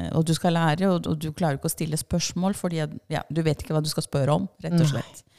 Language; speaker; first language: Norwegian; non-native, fluent; Spanish